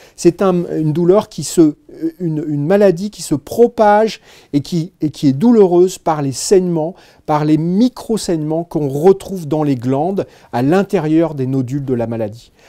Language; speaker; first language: French; native; French